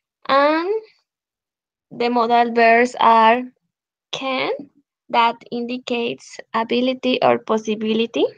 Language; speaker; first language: English; non-native, learner; Spanish